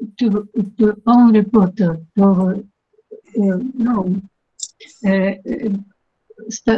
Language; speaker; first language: French; non-native, learner; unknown